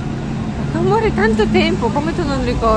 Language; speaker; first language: Italian; non-native, learner; Russian